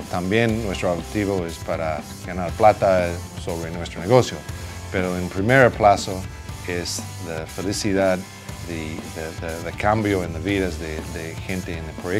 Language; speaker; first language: Spanish; non-native, learner; English